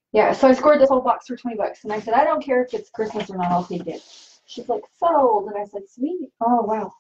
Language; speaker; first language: English; native; English